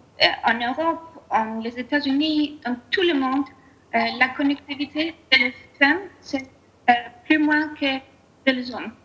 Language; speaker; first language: French; non-native, learner; English